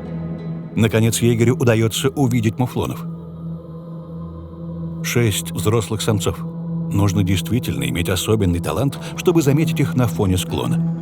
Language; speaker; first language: Russian; native; Russian